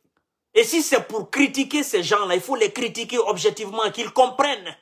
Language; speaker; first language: French; non-native, local second language; Mandingo